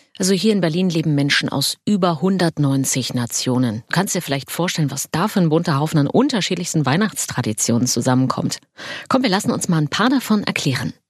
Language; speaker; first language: German; native; German